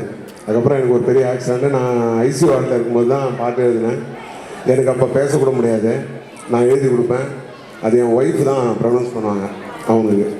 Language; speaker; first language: Tamil; native; Tamil